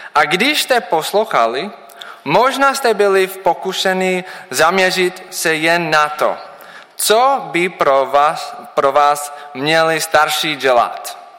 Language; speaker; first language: Czech; non-native, learner; English